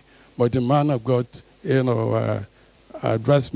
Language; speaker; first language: English; non-native, local second language; Yoruba